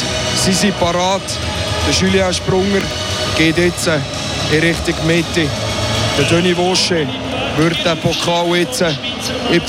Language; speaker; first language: German; native; German